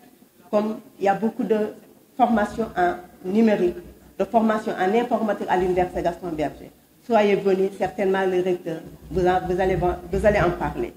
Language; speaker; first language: French; non-native, local second language; Wolof